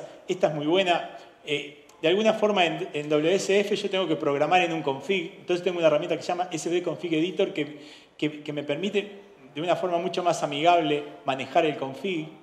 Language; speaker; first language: Spanish; native; Spanish